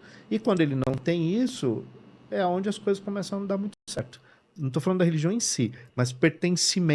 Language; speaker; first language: Portuguese; native; Portuguese